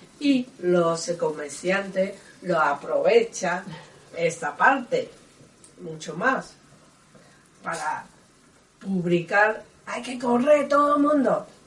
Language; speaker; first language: Spanish; non-native, learner; Chinese